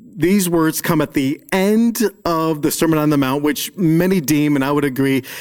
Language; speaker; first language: English; native; English